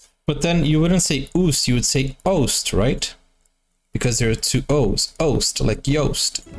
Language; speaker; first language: English; native; English